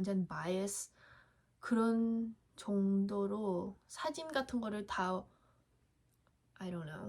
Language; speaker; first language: Korean; early bilingual, heritage; English